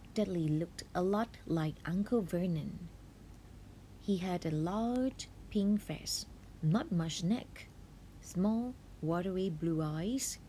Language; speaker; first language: English; non-native, fluent; Thai